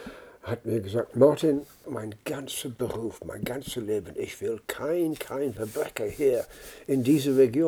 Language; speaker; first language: German; non-native, learner; English